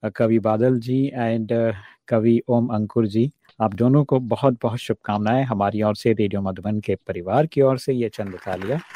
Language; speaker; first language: Hindi; native; Hindi